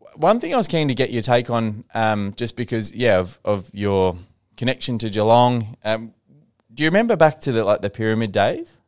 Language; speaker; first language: English; native; English